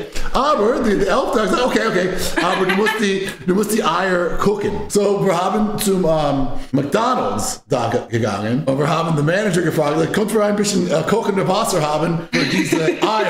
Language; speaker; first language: German; non-native, learner; English